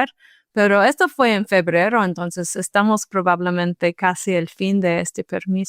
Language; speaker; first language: Spanish; non-native, fluent; English